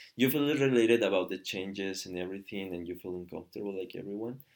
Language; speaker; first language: English; non-native, fluent; Spanish